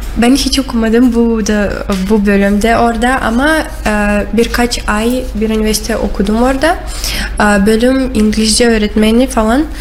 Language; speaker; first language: Turkish; non-native, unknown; Russian